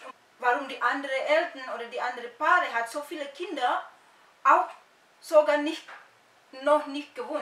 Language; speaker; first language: German; non-native, learner; Indonesian